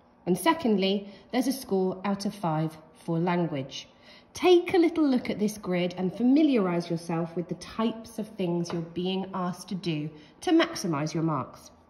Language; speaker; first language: English; native; English